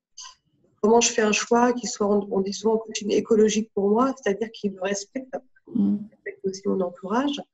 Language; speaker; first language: French; native; French